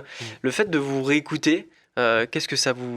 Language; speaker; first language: French; native; French